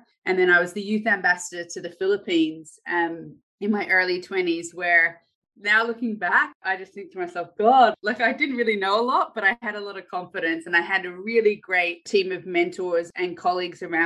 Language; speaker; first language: English; native; English